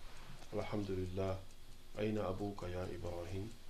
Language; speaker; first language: Arabic; non-native, learner; French